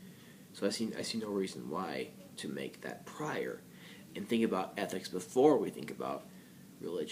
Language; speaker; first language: English; native; English